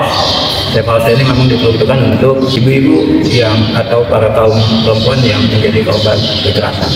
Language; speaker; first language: Indonesian; native; Indonesian